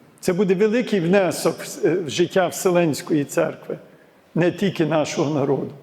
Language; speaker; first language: Ukrainian; early bilingual, heritage; Ukrainian